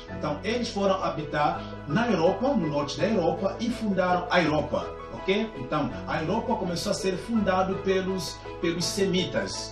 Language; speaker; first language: Portuguese; native; Portuguese